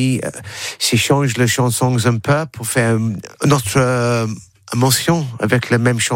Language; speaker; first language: French; non-native, learner; English